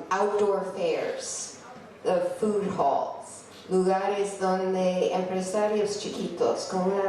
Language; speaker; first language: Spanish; non-native, fluent; English